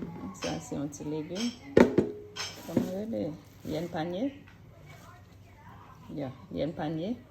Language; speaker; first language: French; non-native, learner; Haitian Creole